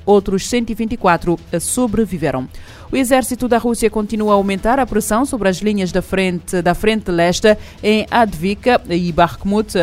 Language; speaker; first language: Portuguese; non-native, local second language; Kabuverdianu